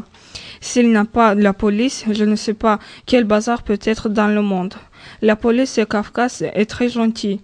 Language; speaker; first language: French; non-native, learner; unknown